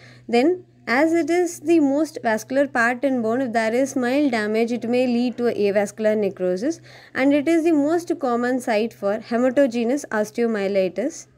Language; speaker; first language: English; non-native, local second language; Tamil